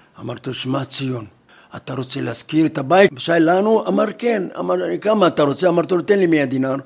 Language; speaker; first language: Hebrew; non-native, fluent; Arabic